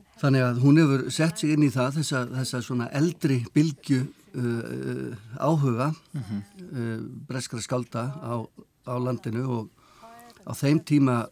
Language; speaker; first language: Icelandic; native; Icelandic